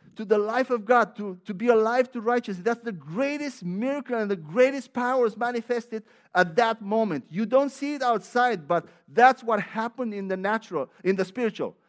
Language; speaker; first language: English; non-native, fluent; Romanian